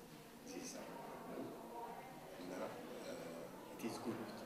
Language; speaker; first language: English; non-native, learner; Amharic